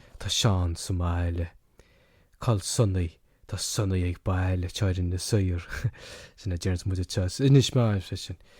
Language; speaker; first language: Irish; native; Irish